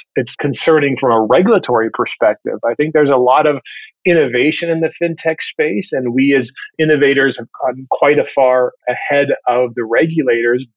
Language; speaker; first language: English; native; English